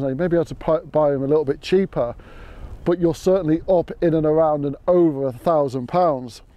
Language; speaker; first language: English; native; English